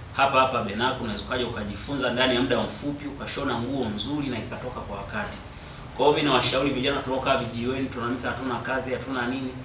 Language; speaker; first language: Swahili; native; Swahili